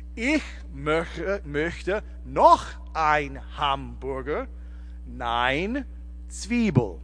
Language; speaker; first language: German; non-native, learner; English